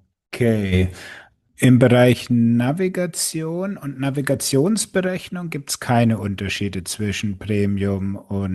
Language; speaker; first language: German; native; German